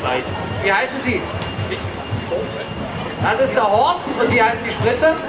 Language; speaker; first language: German; native; German